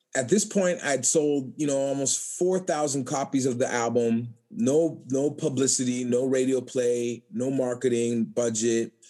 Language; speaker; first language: English; native; English